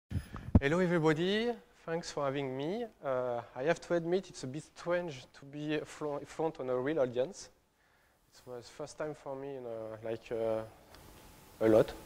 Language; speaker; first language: English; non-native, fluent; French